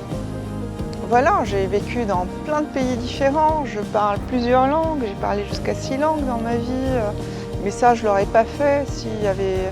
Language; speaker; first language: French; native; French